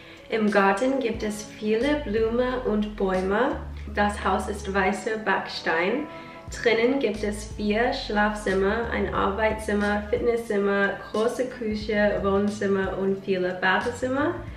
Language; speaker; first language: German; non-native, learner; English